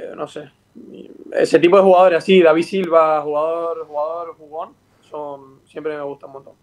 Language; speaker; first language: Spanish; native; Spanish